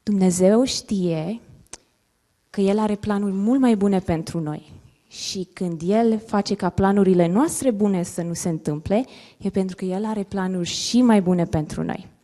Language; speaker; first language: Romanian; non-native, learner; English